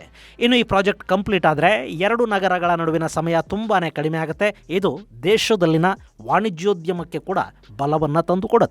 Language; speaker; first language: Kannada; native; Kannada